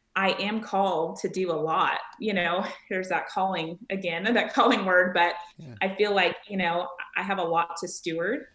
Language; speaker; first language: English; native; English